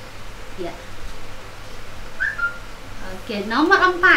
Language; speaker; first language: Indonesian; native; Indonesian